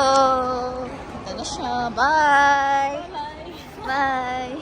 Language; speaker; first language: Filipino; native; Filipino